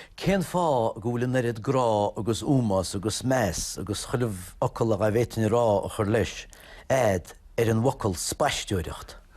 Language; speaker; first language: Irish; native; Irish